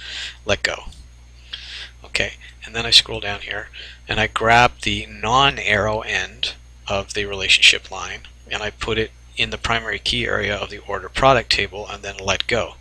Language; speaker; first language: English; native; English